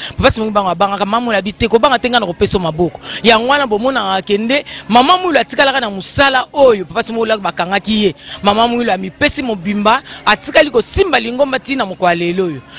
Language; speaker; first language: Lingala; non-native, local second language; Kongo